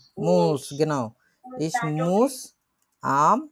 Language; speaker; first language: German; non-native, fluent; Bangla